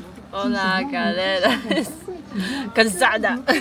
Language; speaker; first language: Portuguese; non-native, learner; Chinese